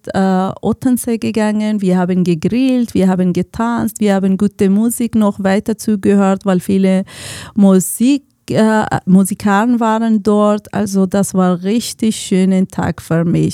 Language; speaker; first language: German; non-native, fluent; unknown